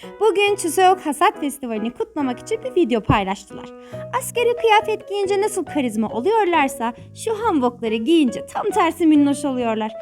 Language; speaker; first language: Turkish; native; Turkish